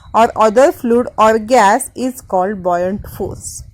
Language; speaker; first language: English; non-native, local second language; Marathi